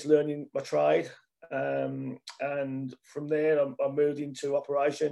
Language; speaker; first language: English; native; English